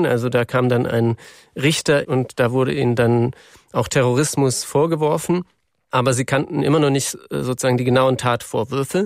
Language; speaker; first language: German; native; German